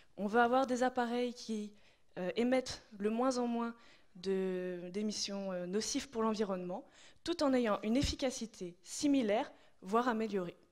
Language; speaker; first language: French; native; French